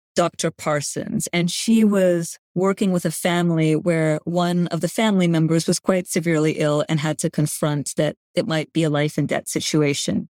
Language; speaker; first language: English; non-native, fluent; Gujarati